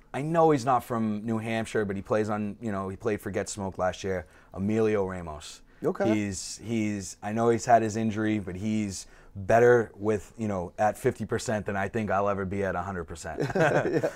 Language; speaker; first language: English; native; English